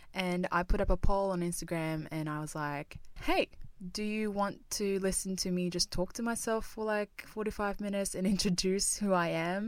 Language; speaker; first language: English; non-native, fluent; Japanese